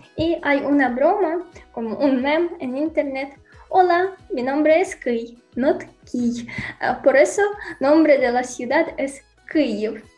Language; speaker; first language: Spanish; non-native, fluent; Ukrainian